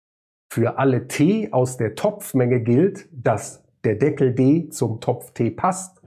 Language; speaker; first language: German; native; German